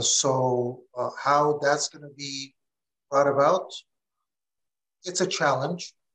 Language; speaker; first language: English; early bilingual, other home language; Armenian